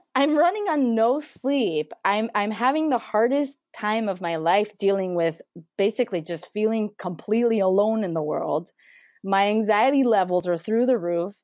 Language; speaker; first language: English; non-native, fluent; Spanish